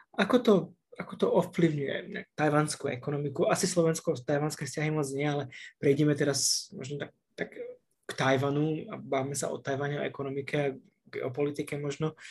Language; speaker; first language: Slovak; native; Slovak